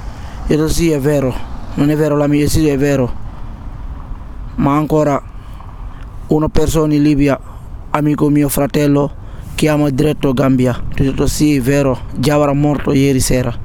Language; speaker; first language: Italian; non-native, learner; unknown